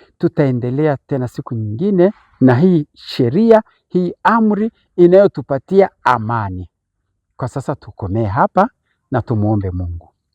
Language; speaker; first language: Swahili; native; Swahili